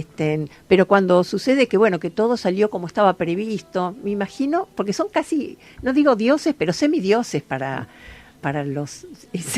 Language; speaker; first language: Spanish; native; Spanish